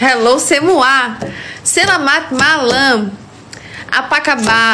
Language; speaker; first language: Indonesian; non-native, learner; Portuguese